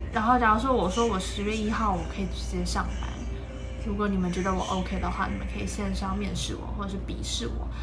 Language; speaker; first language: Chinese; native; Chinese